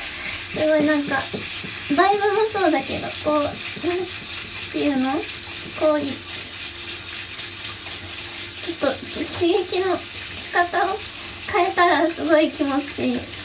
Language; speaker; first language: Japanese; native; Japanese